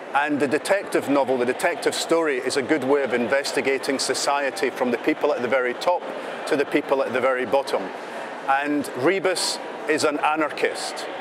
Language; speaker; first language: English; native; English